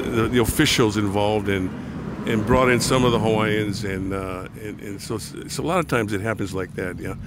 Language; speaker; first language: English; native; English